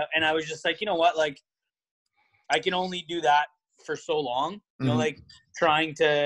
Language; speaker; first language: English; native; English